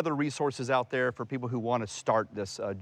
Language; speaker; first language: English; native; English